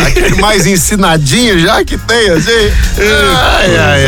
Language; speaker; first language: Portuguese; native; Portuguese